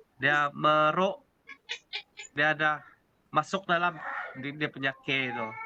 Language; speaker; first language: Malay; non-native, local second language; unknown